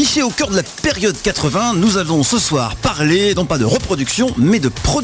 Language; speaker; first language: French; native; French